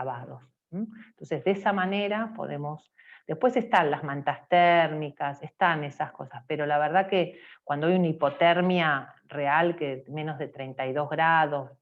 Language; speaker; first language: Spanish; native; Spanish